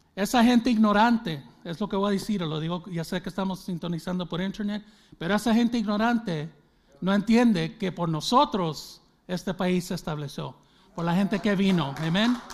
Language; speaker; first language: Spanish; early bilingual, heritage; Spanish